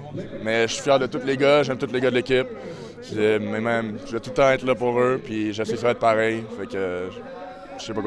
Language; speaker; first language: French; native; French